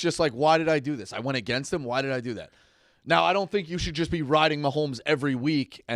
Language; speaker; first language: English; native; English